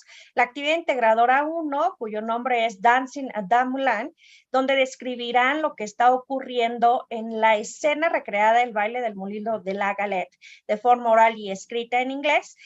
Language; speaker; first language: Spanish; native; Spanish